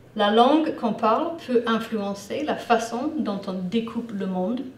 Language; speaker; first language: French; non-native, fluent; English